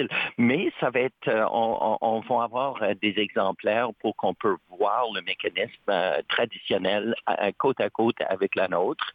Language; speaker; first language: French; native; French